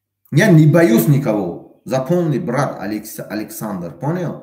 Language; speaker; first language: Russian; non-native, fluent; Tajik